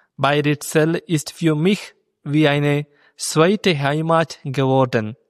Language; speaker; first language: German; non-native, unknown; Malayalam